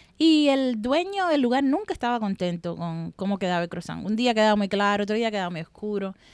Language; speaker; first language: Spanish; native; Spanish